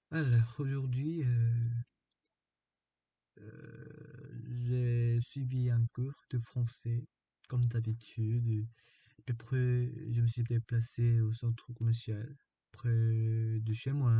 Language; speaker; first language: French; non-native, fluent; Korean